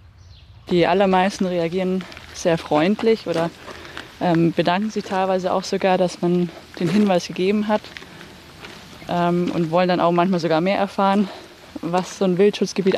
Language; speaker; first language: German; native; German